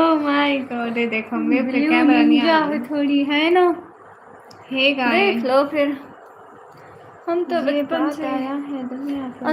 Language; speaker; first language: Urdu; non-native, local second language; Punjabi